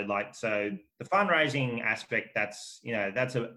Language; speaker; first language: English; native; English